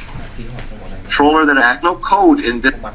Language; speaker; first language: English; native; English